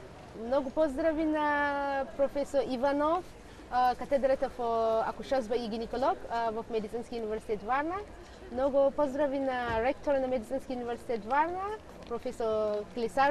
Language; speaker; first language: Bulgarian; non-native, learner; Hausa